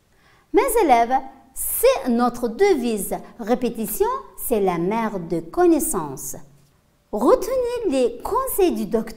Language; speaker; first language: French; non-native, fluent; Uzbek